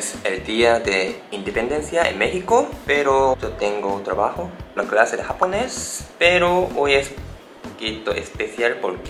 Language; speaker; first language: Spanish; non-native, learner; Japanese